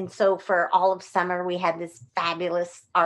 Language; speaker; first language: English; native; English